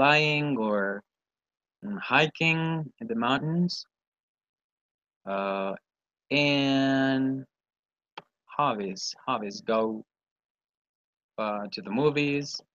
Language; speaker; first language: English; non-native, learner; Spanish